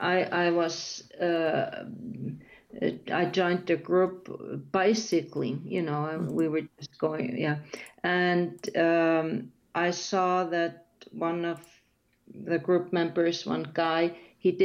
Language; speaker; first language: English; non-native, fluent; Icelandic